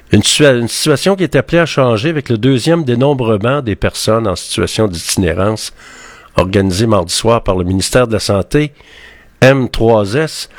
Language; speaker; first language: French; native; French